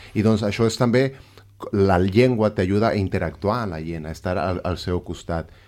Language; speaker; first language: Catalan; non-native, fluent; Spanish